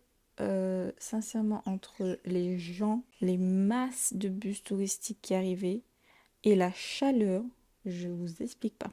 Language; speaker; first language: French; native; French